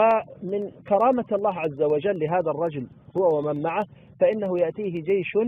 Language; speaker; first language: Arabic; native; Arabic